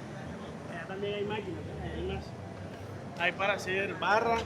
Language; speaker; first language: Spanish; native; Spanish